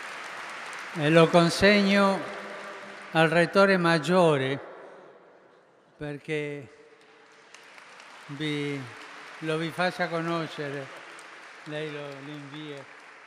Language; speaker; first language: Italian; early bilingual, heritage; Spanish